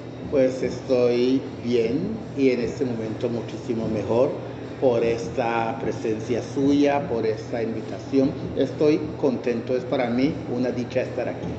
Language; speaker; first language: Spanish; non-native, local second language; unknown